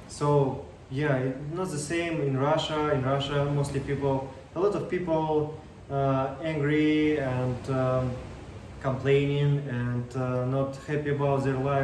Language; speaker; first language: English; non-native, learner; Russian